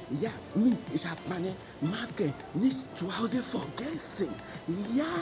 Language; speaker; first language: German; non-native, learner; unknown